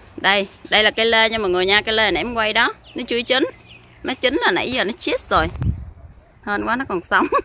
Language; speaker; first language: Vietnamese; early bilingual, heritage; Vietnamese